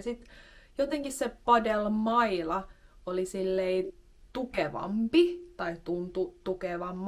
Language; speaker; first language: Finnish; native; Finnish